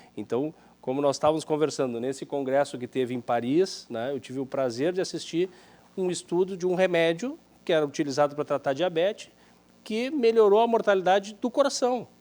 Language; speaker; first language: Portuguese; native; Portuguese